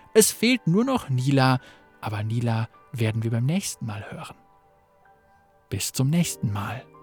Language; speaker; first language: German; native; German